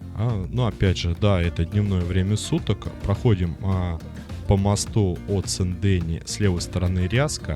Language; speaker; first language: Russian; native; Russian